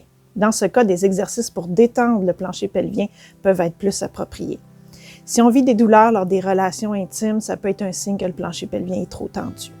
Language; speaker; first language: French; native; French